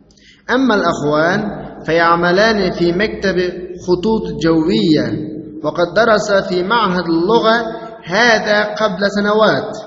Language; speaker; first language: Arabic; non-native, fluent; Uyghur